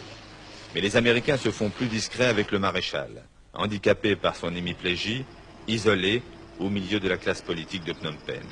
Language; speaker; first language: French; native; French